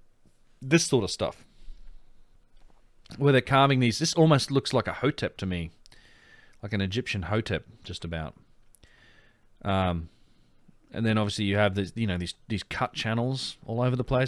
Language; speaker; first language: English; native; English